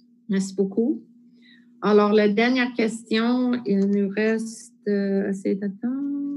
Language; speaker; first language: French; non-native, fluent; English